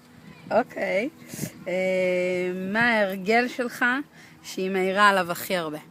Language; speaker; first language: Hebrew; native; Hebrew